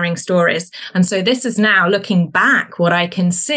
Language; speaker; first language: English; native; English